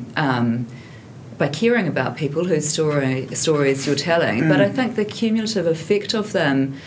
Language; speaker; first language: English; native; English